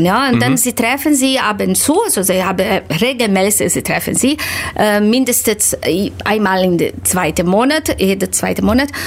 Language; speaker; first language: German; non-native, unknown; Portuguese